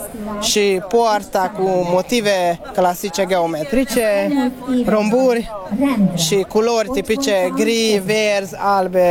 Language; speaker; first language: Romanian; non-native, local second language; Hungarian